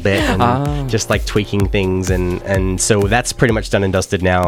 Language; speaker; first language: English; native; English